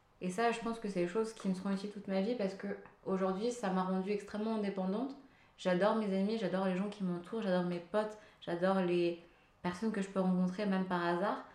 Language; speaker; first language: French; early bilingual, other home language; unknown